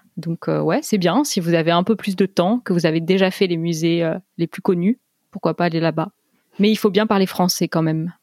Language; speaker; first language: French; native; French